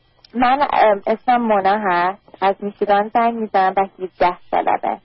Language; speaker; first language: Persian; early bilingual, heritage; Persian